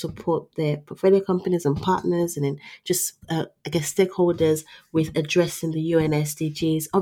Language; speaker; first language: English; non-native, local second language; Yoruba